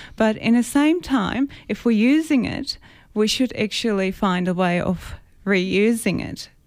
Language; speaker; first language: English; non-native, fluent; Greek